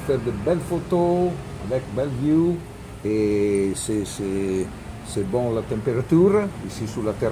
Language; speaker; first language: French; non-native, learner; Italian